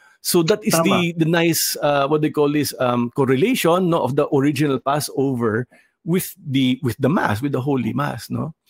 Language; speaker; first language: English; non-native, local second language; Filipino